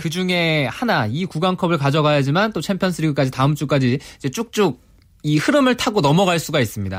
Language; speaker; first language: Korean; native; Korean